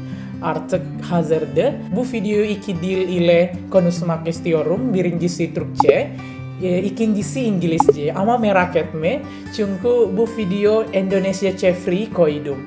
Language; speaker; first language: Turkish; non-native, learner; Indonesian